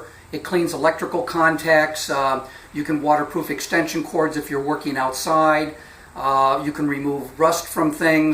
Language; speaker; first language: English; native; English